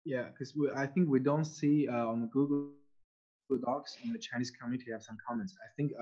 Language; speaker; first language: English; non-native, fluent; Chinese